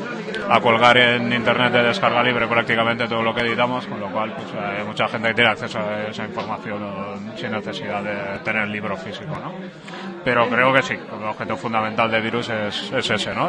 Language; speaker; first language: Spanish; native; Spanish